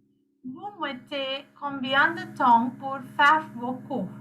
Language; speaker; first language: French; non-native, learner; Sinhala